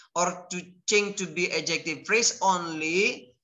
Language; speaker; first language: English; non-native, fluent; Indonesian